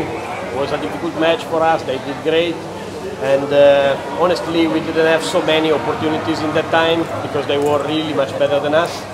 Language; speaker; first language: English; non-native, fluent; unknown